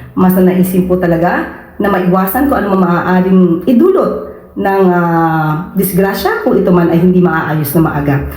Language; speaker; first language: Filipino; native; Filipino